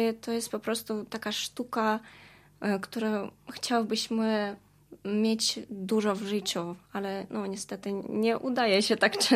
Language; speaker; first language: Polish; non-native, fluent; Russian